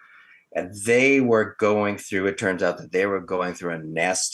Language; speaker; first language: English; native; English